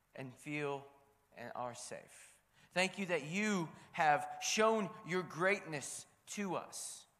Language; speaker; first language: English; native; English